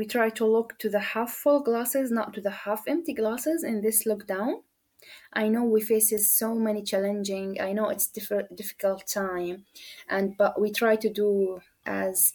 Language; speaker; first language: English; non-native, learner; Arabic